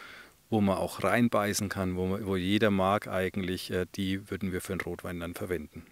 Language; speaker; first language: German; native; German